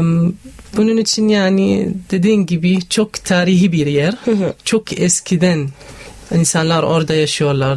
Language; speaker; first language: Turkish; non-native, local second language; Arabic